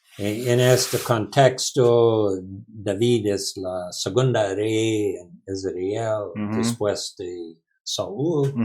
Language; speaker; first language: Spanish; non-native, learner; English